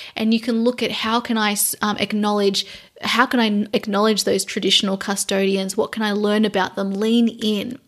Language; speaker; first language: English; native; English